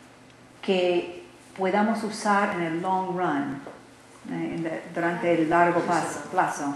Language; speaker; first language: Spanish; non-native, learner; English